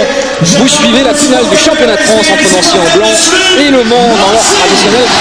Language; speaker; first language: French; native; French